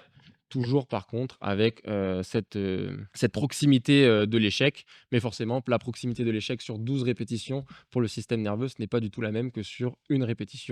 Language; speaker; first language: French; native; French